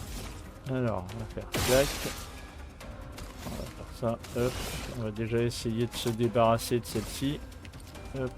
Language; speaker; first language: French; native; French